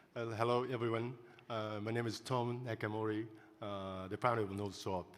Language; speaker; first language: English; non-native, learner; Japanese